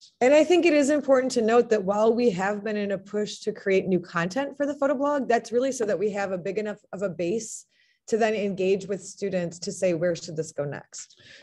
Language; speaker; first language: English; native; English